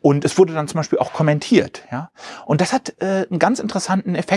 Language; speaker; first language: German; native; German